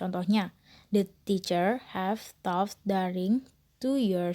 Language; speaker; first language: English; non-native, learner; Indonesian